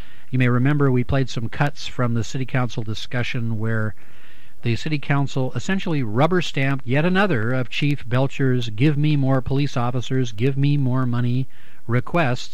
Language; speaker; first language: English; native; English